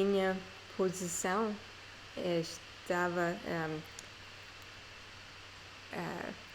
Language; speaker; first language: Portuguese; non-native, learner; English